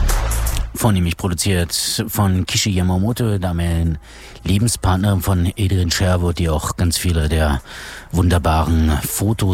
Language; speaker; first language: German; native; German